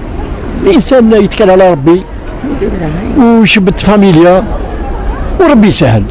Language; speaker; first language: Arabic; native; Arabic